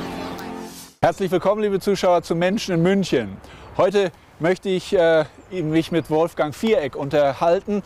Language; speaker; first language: German; native; German